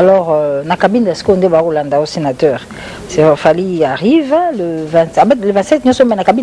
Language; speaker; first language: French; non-native, local second language; Lingala